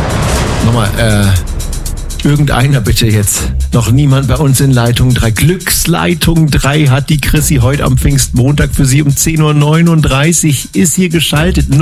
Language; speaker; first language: German; native; German